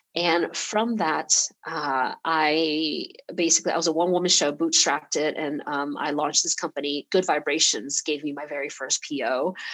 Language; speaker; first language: English; early bilingual, other home language; Chinese